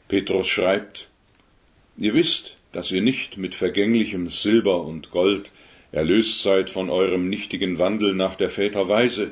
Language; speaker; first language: German; native; German